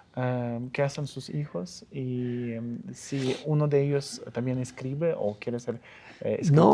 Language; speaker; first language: Spanish; non-native, fluent; Ukrainian